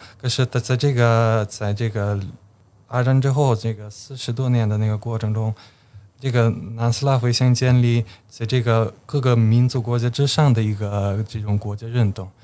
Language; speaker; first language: Chinese; non-native, fluent; Slovenian